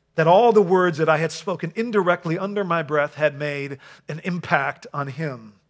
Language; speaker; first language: English; non-native, fluent; Dutch